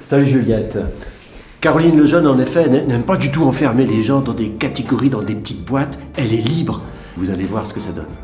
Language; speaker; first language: French; native; French